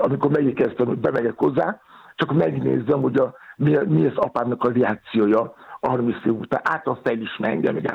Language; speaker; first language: Hungarian; non-native, fluent; Yoruba